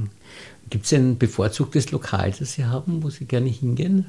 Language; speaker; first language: German; native; German